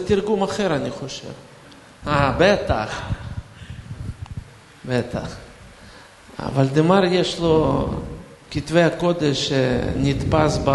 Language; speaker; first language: Hebrew; non-native, fluent; Russian